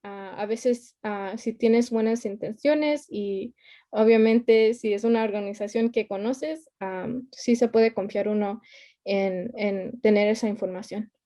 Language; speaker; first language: Spanish; early bilingual, heritage; Spanish